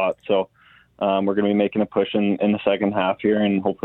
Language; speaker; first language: English; native; English